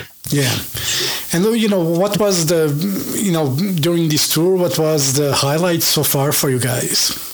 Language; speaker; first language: English; non-native, fluent; Portuguese